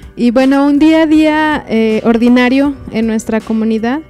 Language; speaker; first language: Spanish; native; Spanish